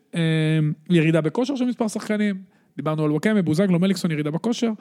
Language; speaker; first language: Hebrew; native; Hebrew